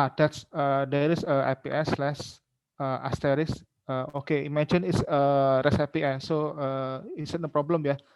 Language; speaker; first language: English; non-native, learner; Indonesian